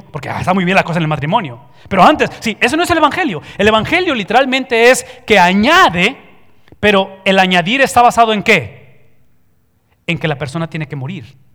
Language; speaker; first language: Spanish; early bilingual, heritage; Spanish